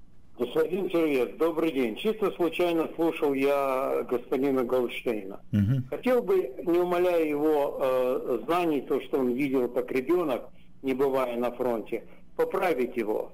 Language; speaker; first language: Russian; native; Russian